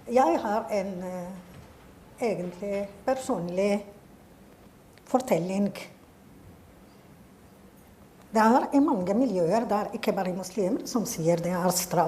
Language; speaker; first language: Norwegian; non-native, fluent; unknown